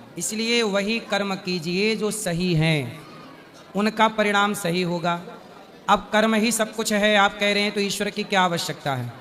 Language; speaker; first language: Hindi; native; Hindi